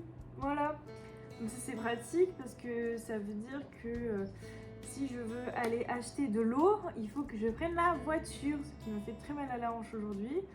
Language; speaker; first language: French; native; French